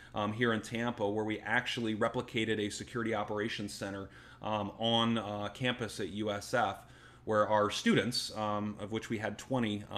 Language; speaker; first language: English; native; English